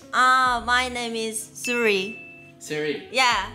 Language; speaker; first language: English; non-native, fluent; Japanese